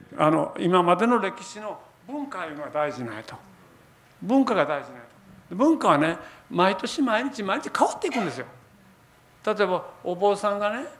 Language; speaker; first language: Japanese; native; Japanese